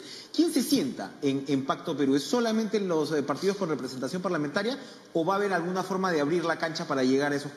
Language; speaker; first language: Spanish; native; Spanish